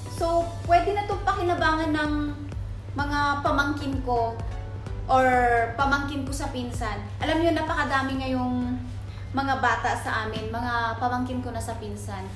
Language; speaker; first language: Filipino; native; Filipino